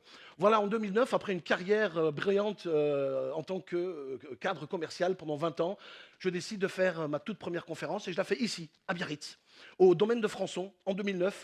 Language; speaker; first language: French; native; French